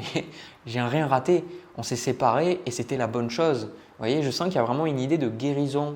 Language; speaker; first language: French; native; French